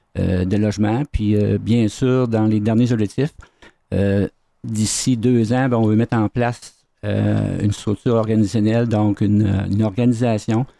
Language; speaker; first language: French; native; French